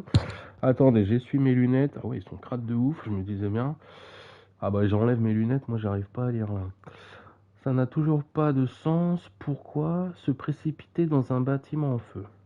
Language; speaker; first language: French; native; French